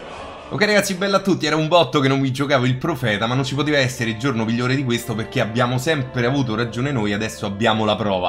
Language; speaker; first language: Italian; native; Italian